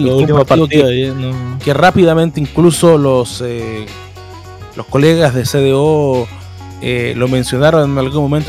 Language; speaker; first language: Spanish; native; Spanish